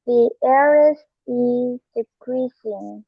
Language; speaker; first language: English; non-native, learner; Vietnamese